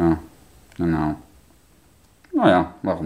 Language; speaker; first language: German; non-native, fluent; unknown